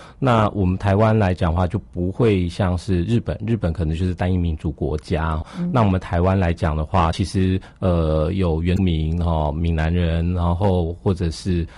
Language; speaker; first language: Chinese; native; Chinese